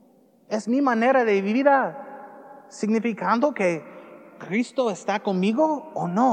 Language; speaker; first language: Spanish; non-native, learner; English